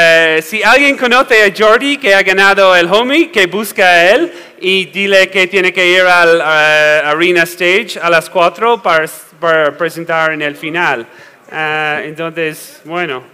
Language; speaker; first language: Spanish; non-native, fluent; English